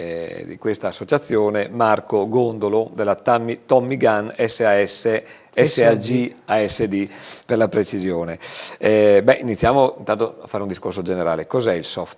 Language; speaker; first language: Italian; native; Italian